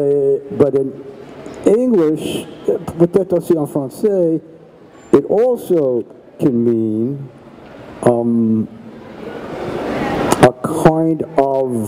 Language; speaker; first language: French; non-native, learner; English